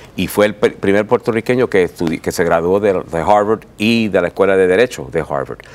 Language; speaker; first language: Spanish; early bilingual, heritage; Spanish